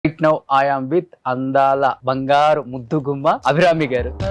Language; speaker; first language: Telugu; native; Telugu